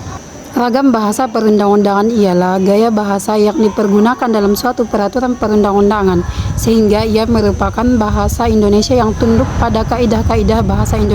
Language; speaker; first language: Indonesian; native; Indonesian